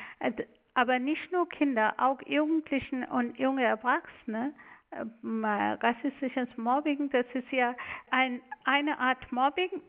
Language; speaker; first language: German; non-native, fluent; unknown